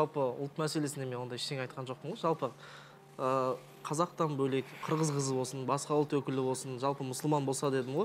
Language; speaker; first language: Kazakh; native; Kazakh